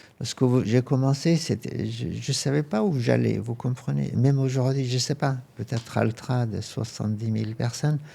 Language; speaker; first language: French; non-native, fluent; Arabic